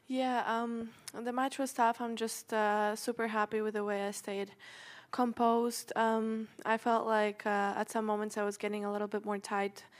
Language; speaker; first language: English; non-native, fluent; Russian